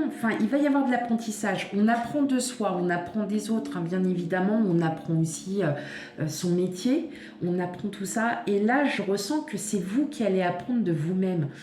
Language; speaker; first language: French; native; French